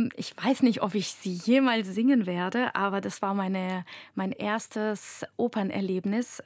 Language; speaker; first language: German; non-native, fluent; Russian